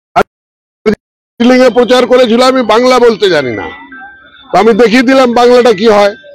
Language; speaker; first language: Bangla; non-native, local second language; Punjabi